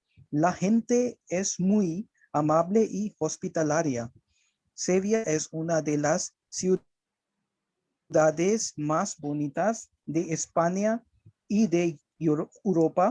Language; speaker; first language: Spanish; non-native, learner; Hindi